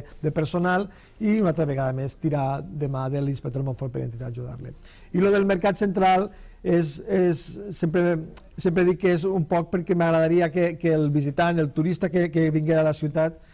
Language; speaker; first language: Catalan; non-native, local second language; Spanish